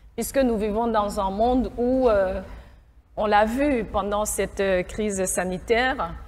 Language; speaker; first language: French; non-native, local second language; Kinyarwanda